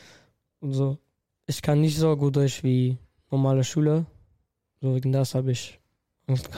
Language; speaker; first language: German; non-native, learner; Russian